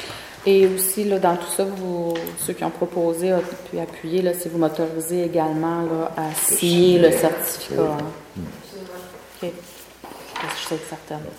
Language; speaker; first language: French; native; French